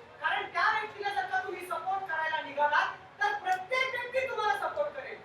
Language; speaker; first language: Marathi; non-native, local second language; Telugu